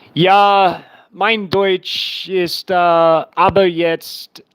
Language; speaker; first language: German; non-native, learner; English